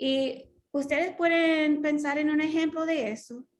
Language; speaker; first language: Spanish; non-native, fluent; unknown